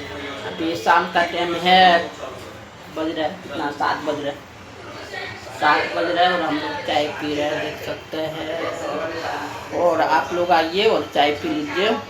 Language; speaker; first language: Hindi; non-native, local second language; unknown